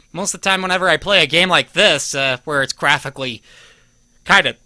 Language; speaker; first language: English; native; English